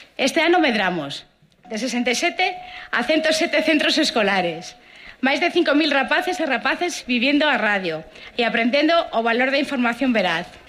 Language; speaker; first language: Galician; non-native, local second language; Spanish